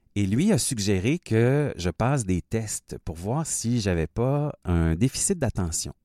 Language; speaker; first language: French; native; French